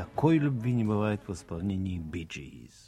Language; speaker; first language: Russian; native; Russian